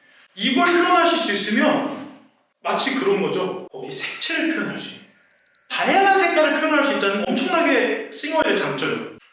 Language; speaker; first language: Korean; native; Korean